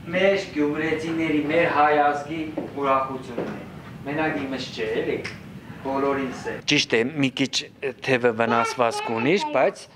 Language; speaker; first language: Armenian; native; Armenian